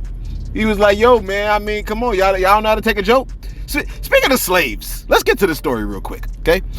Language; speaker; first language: English; native; English